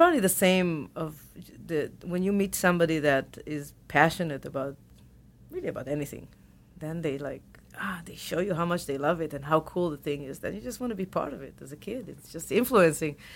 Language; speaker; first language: English; non-native, fluent; Hebrew